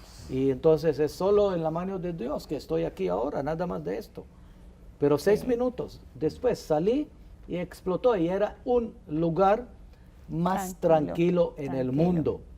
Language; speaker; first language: Spanish; non-native, fluent; Hebrew